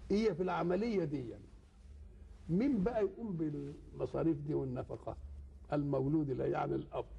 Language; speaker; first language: Arabic; native; Arabic